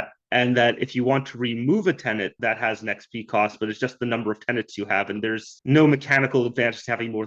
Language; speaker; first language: English; native; English